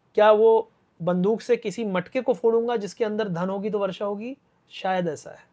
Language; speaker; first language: Hindi; non-native, local second language; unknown